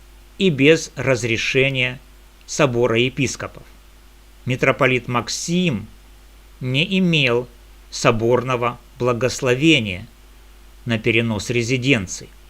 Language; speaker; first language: Russian; native; Russian